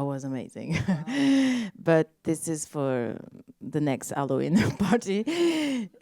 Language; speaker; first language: English; non-native, learner; French